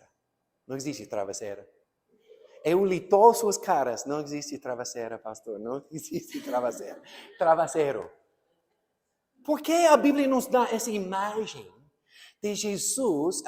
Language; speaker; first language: Portuguese; non-native, fluent; English